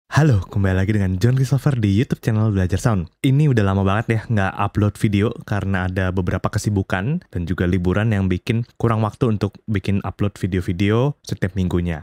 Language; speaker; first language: Indonesian; native; Indonesian